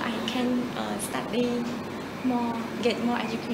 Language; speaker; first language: English; non-native, learner; Khmer